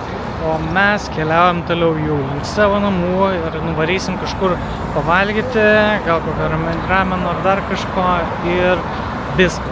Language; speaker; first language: Lithuanian; native; Lithuanian